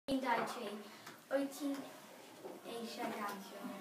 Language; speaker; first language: Welsh; non-native, learner; English